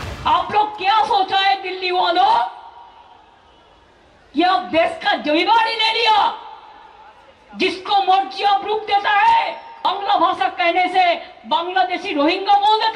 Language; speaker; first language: Hindi; non-native, local second language; Bangla